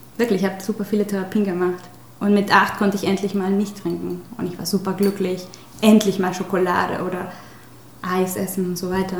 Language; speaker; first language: German; non-native, fluent; Spanish